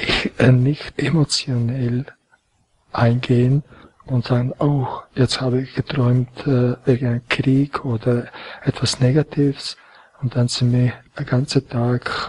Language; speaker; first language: German; non-native, fluent; Croatian